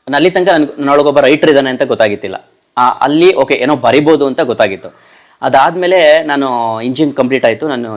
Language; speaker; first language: Kannada; native; Kannada